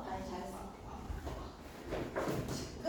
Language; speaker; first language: Korean; native; Korean